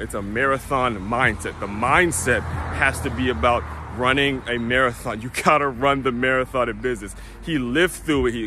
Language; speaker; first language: English; native; English